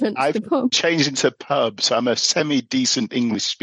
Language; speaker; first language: English; native; English